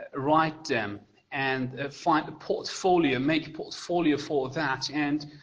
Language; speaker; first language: English; non-native, fluent; Persian